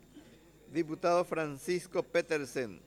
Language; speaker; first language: Spanish; native; Spanish